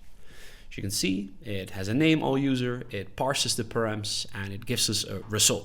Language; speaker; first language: English; non-native, fluent; Dutch